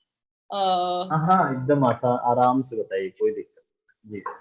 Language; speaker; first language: Hindi; native; Hindi